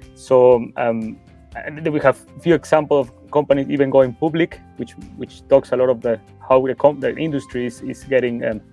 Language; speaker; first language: English; non-native, fluent; Spanish